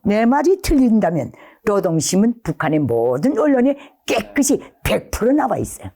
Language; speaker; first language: Korean; native; Korean